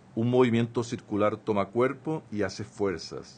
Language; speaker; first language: Spanish; native; Spanish